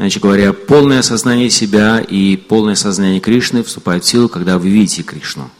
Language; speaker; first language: Russian; native; Russian